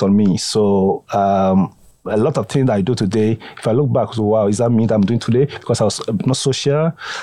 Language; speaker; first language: English; non-native, local second language; Akan